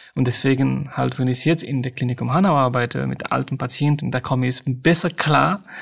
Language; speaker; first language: German; non-native, fluent; Nepali